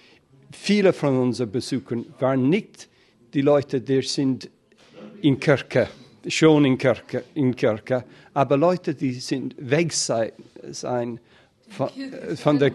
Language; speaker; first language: German; non-native, fluent; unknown